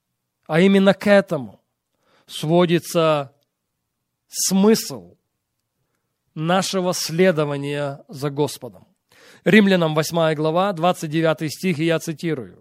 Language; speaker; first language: Russian; native; Russian